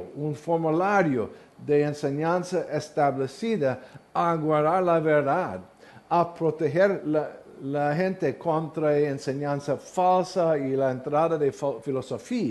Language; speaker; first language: Spanish; non-native, learner; English